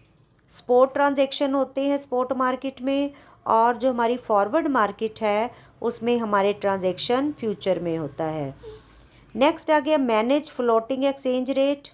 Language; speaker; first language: Hindi; non-native, local second language; Punjabi